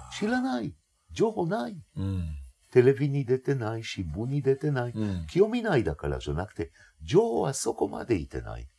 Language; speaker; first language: Japanese; non-native, fluent; Hebrew